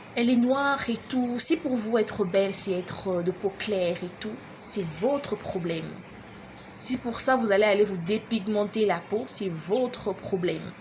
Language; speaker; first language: French; non-native, local second language; Lingala